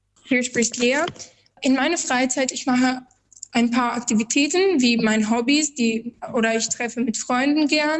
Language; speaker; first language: German; non-native, learner; Albanian